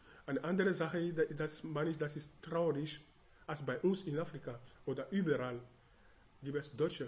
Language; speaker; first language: German; non-native, learner; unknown